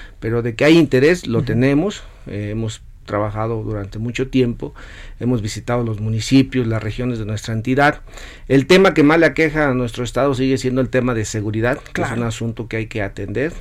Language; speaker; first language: Spanish; native; Spanish